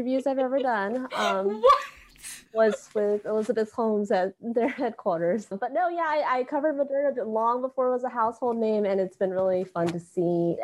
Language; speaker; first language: English; non-native, local second language; Cantonese